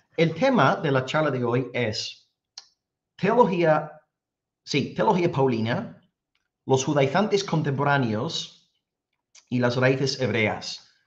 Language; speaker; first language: Spanish; non-native, fluent; English